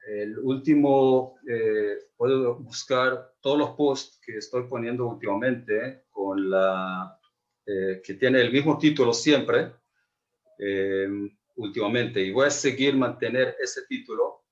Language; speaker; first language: Spanish; non-native, fluent; Hebrew